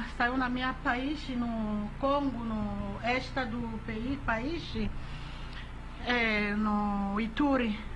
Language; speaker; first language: Portuguese; non-native, learner; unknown